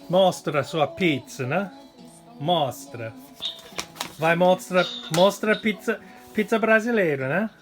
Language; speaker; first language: Portuguese; non-native, learner; English